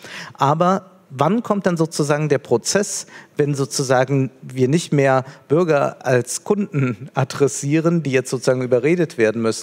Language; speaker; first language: German; native; German